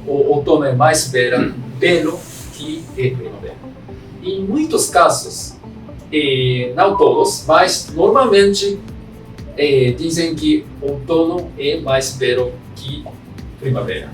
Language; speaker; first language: Portuguese; non-native, fluent; Japanese